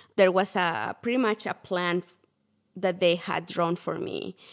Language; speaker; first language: English; non-native, fluent; Spanish